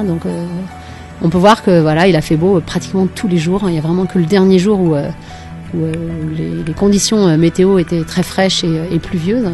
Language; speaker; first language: French; native; French